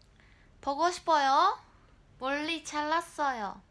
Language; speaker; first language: Korean; non-native, learner; Japanese